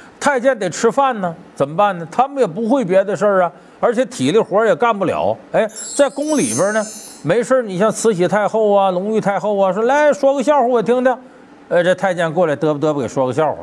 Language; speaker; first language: Chinese; native; Chinese